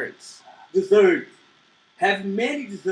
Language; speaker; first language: English; non-native, learner; Portuguese